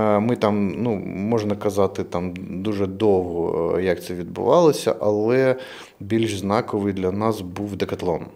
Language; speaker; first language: Ukrainian; non-native, local second language; Russian